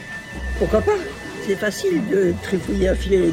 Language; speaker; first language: French; native; French